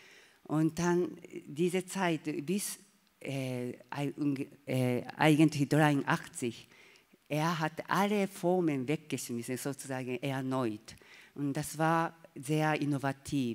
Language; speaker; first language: German; non-native, learner; Japanese